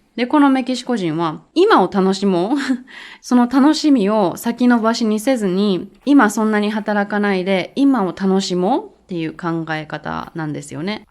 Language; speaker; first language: Japanese; native; Japanese